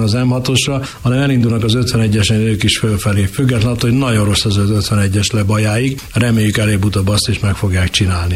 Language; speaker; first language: Hungarian; native; Hungarian